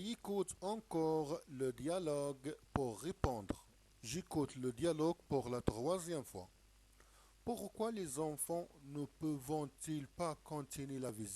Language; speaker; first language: French; non-native, local second language; Arabic